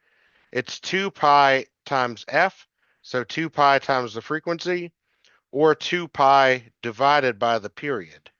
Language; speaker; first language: English; native; English